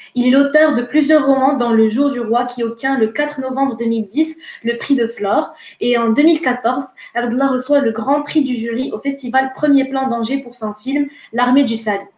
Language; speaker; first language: French; non-native, local second language; Arabic